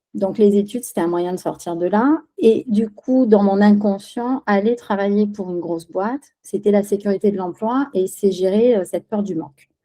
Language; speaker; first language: French; early bilingual, other home language; Spanish